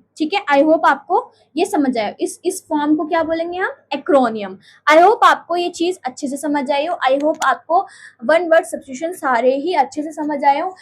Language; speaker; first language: Hindi; native; Hindi